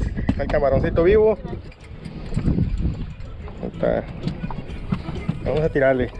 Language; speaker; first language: Spanish; native; Spanish